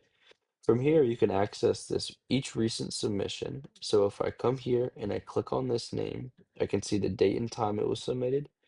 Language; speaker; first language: English; native; English